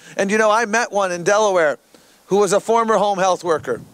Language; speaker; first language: English; native; English